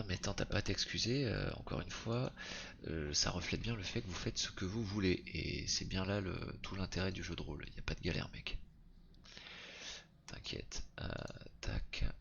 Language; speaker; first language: French; native; French